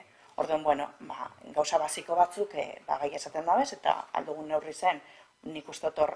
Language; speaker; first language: Basque; native; Basque